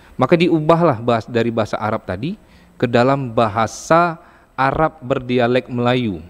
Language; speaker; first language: Indonesian; native; Indonesian